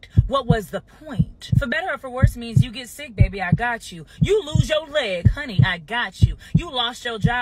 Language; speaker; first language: English; native; English